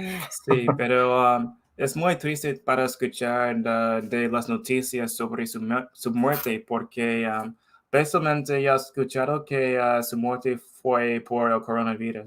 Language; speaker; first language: Spanish; non-native, fluent; English